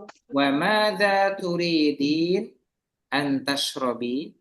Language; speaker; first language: Arabic; non-native, fluent; Indonesian